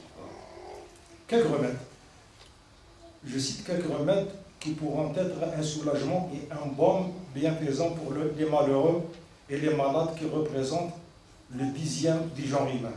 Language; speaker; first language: French; non-native, local second language; Arabic